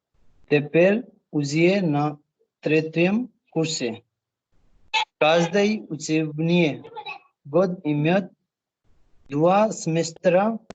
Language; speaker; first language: Russian; non-native, learner; Hindi